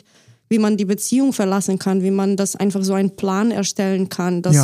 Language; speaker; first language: German; non-native, fluent; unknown